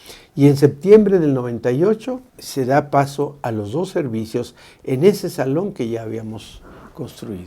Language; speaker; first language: Spanish; native; Spanish